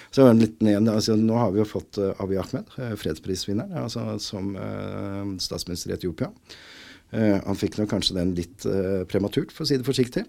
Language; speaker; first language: Norwegian; native; Norwegian